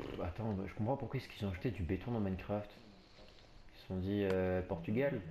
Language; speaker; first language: French; native; French